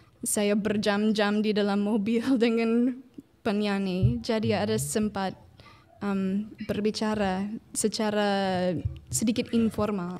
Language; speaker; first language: Indonesian; non-native, fluent; English